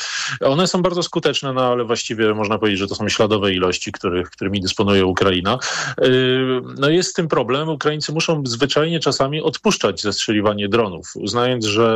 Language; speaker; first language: Polish; native; Polish